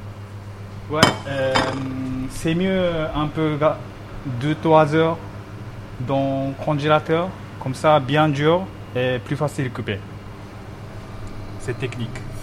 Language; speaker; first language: French; non-native, fluent; Japanese